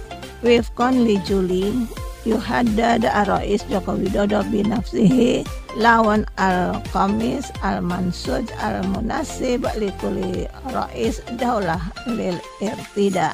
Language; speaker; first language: Arabic; non-native, learner; Indonesian